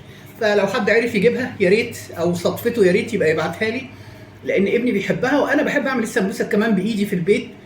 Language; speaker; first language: Arabic; native; Arabic